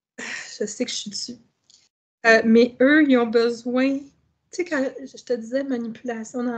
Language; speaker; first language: French; native; French